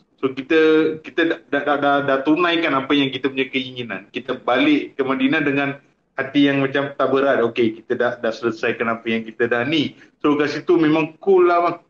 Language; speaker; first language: Malay; non-native, local second language; Tamil